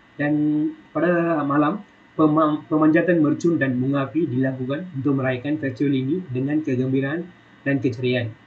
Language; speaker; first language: Malay; non-native, local second language; Tamil